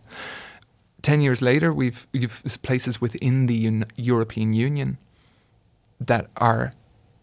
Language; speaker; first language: English; native; English